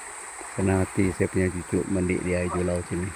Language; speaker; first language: Indonesian; non-native, local second language; Iban